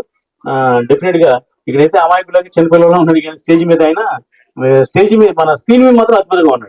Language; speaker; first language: Telugu; native; Telugu